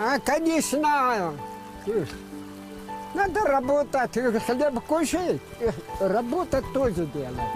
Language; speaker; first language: Russian; non-native, local second language; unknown